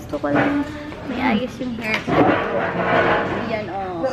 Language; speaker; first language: Filipino; native; Filipino